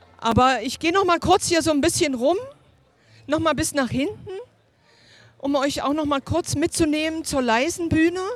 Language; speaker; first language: German; native; German